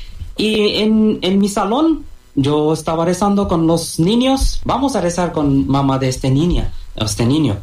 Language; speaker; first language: Spanish; non-native, fluent; Bangla